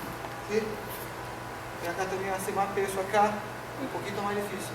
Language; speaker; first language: Spanish; non-native, learner; Portuguese